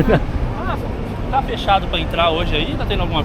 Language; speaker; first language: Portuguese; native; Portuguese